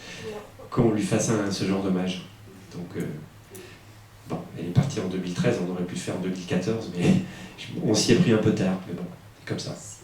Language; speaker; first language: French; native; French